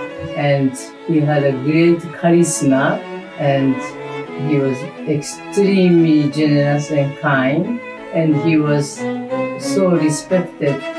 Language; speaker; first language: English; non-native, fluent; Japanese